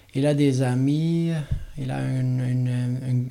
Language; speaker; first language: French; non-native, fluent; Swedish